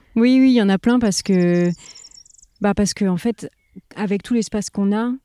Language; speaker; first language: French; native; French